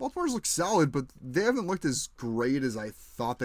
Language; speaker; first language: English; native; English